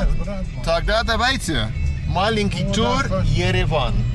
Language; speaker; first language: Russian; non-native, learner; English